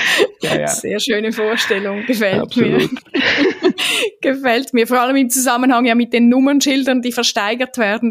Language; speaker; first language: German; native; German